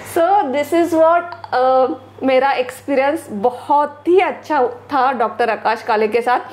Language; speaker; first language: Hindi; non-native, local second language; Marathi